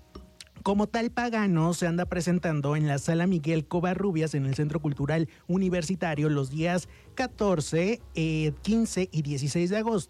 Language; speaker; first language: Spanish; native; Spanish